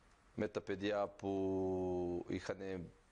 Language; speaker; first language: Greek; non-native, fluent; Serbian